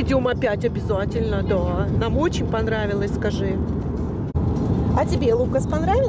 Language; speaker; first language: Russian; native; Russian